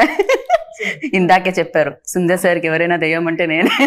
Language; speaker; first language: Telugu; native; Telugu